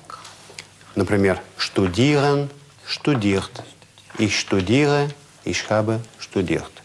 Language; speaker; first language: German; non-native, fluent; Russian